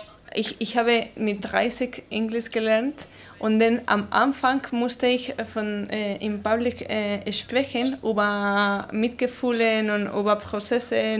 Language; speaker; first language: German; non-native, learner; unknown